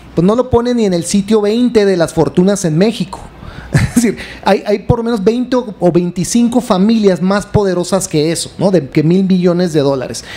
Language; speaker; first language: Spanish; native; Spanish